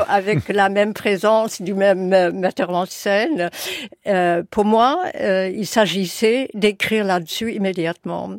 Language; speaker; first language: French; non-native, fluent; English